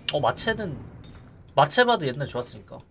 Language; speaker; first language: Korean; native; Korean